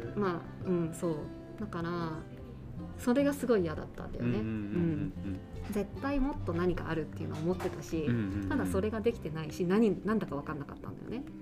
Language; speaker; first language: Japanese; early bilingual, heritage; Japanese